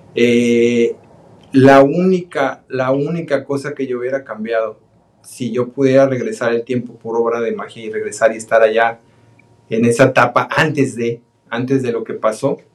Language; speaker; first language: Spanish; native; Spanish